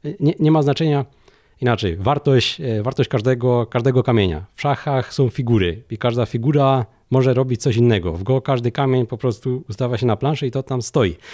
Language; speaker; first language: Polish; native; Polish